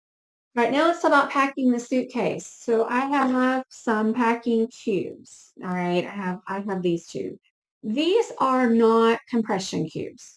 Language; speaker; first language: English; native; English